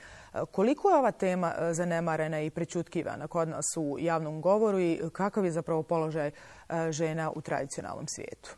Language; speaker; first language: Serbian; native; Serbian